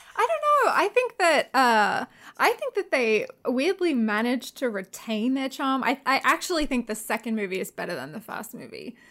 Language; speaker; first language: English; native; English